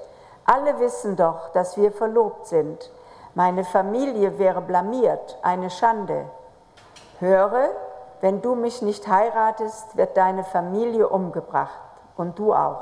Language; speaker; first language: German; native; German